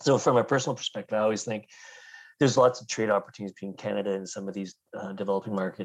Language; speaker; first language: English; native; English